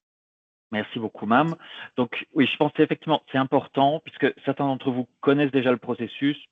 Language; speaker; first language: French; native; French